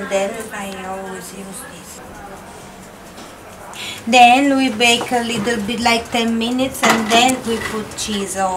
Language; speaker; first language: English; non-native, fluent; Italian